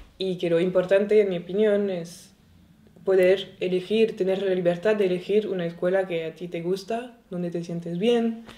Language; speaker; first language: Spanish; non-native, fluent; French